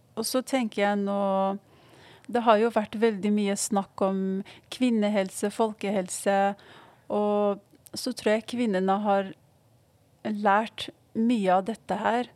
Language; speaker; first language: Norwegian; non-native, fluent; Arabic